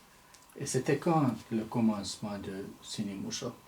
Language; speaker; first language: French; non-native, fluent; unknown